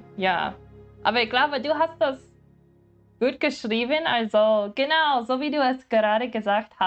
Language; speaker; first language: German; non-native, learner; English